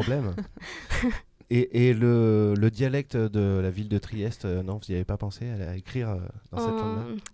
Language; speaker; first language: French; native; French